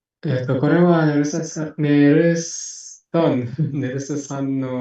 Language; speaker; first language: Japanese; non-native, fluent; Indonesian